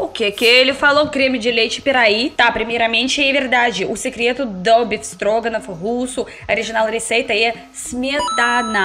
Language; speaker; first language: Portuguese; non-native, learner; Russian